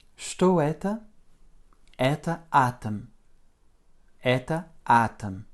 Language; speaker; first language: Russian; non-native, fluent; French